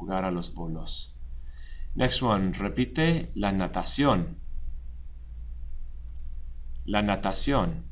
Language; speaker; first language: Spanish; non-native, fluent; English